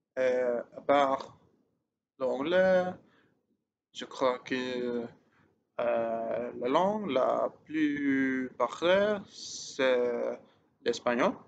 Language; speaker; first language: French; non-native, learner; English